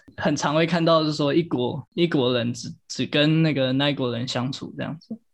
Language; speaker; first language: Chinese; native; Chinese